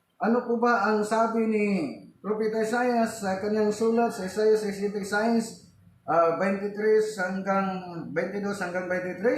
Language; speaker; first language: Filipino; non-native, local second language; Cebuano